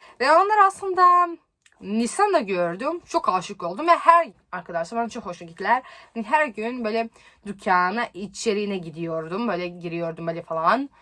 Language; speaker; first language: Turkish; non-native, learner; Serbian